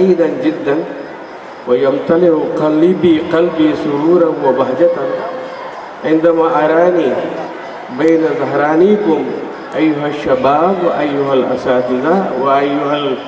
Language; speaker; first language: Arabic; non-native, fluent; Urdu